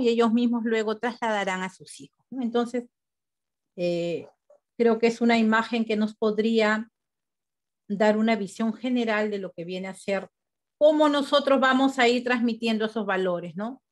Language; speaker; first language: Spanish; native; Spanish